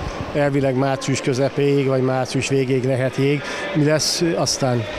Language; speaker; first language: Hungarian; native; Hungarian